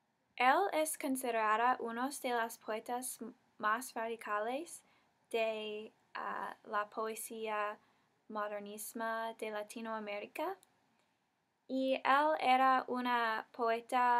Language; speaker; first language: Spanish; non-native, learner; English